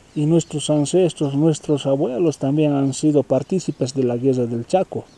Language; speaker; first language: Spanish; native; Spanish